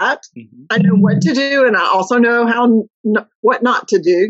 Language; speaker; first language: English; native; English